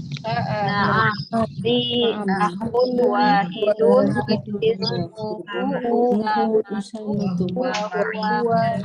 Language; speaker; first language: Arabic; non-native, learner; Indonesian